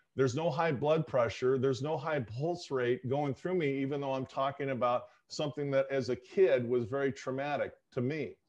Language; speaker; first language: English; native; English